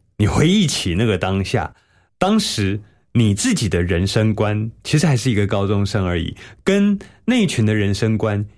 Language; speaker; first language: Chinese; native; Chinese